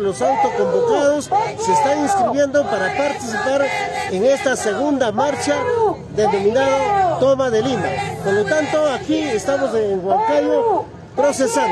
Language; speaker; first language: Spanish; native; Spanish